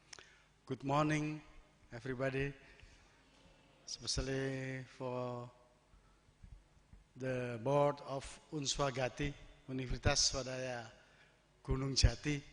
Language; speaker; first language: English; non-native, learner; Indonesian